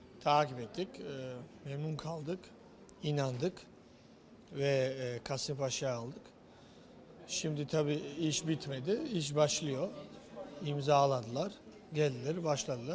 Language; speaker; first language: Turkish; non-native, fluent; Georgian